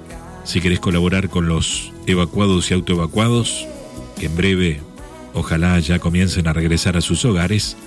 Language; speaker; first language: Spanish; native; Spanish